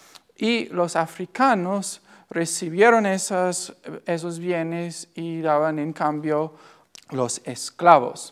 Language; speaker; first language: Spanish; non-native, fluent; English